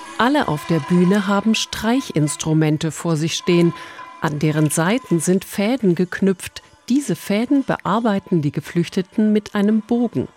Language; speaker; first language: German; native; German